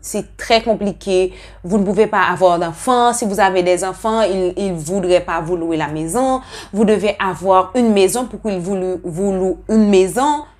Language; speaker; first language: French; non-native, local second language; Haitian Creole